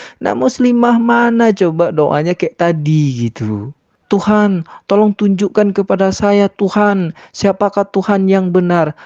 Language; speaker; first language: Indonesian; native; Indonesian